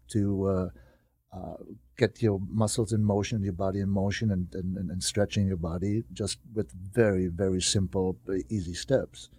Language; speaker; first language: English; non-native, fluent; German